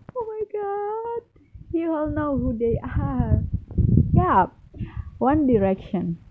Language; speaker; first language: English; non-native, learner; Indonesian